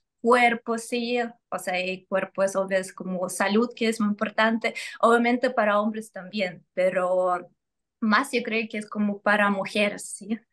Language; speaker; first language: Spanish; non-native, fluent; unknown